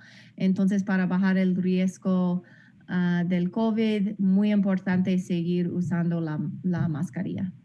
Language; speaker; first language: Spanish; non-native, learner; English